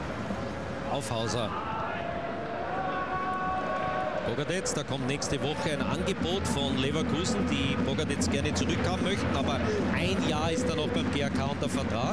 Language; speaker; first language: German; native; German